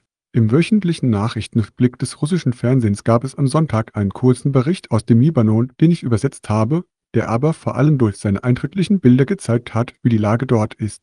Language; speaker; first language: German; native; German